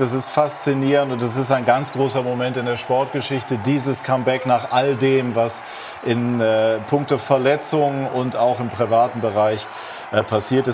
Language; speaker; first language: German; native; German